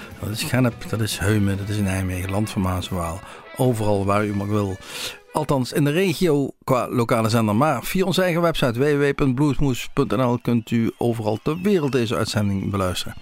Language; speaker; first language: Dutch; native; Dutch